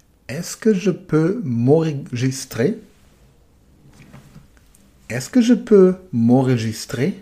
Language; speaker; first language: French; non-native, fluent; German